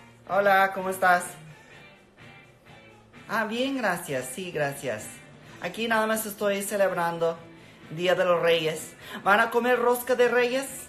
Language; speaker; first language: Spanish; non-native, learner; English